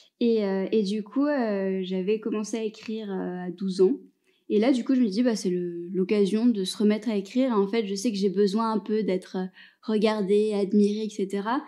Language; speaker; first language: French; native; French